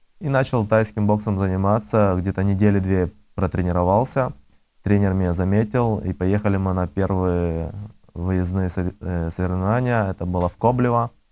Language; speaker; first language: Russian; early bilingual, other home language; Azerbaijani